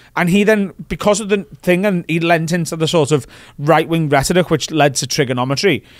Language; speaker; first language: English; native; English